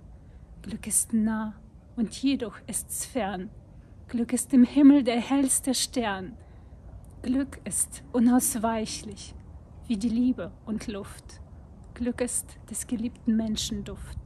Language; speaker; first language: German; non-native, fluent; Russian